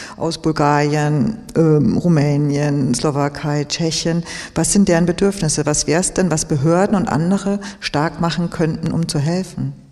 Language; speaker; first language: German; native; German